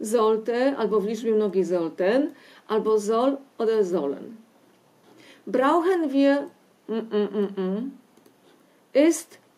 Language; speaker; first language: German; non-native, fluent; Polish